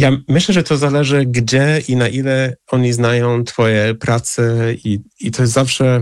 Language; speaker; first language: Polish; non-native, fluent; English